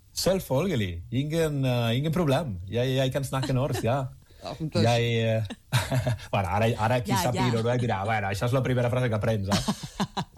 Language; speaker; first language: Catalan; native; Catalan